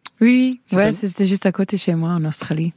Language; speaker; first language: French; non-native, fluent; English